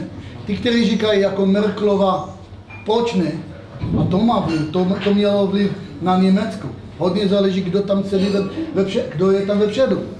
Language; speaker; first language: Czech; non-native, fluent; Hebrew